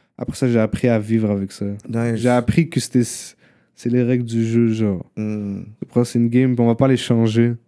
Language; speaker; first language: French; early bilingual, other home language; Arabic